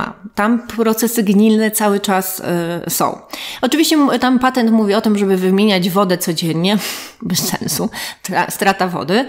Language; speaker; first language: Polish; native; Polish